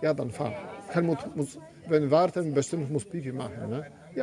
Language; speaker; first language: German; non-native, learner; Polish